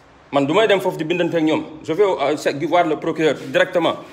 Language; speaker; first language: French; non-native, local second language; Wolof